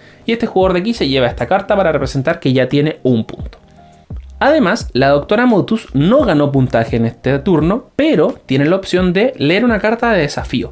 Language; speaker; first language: Spanish; native; Spanish